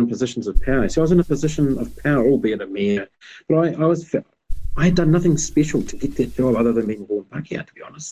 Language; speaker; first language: English; native; English